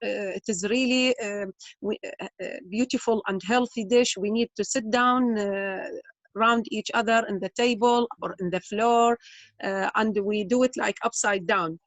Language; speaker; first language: English; non-native, learner; Arabic